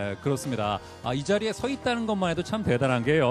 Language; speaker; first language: Korean; native; Korean